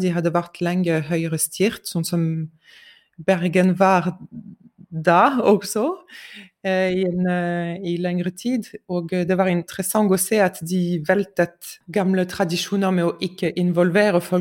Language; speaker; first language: Norwegian; non-native, fluent; French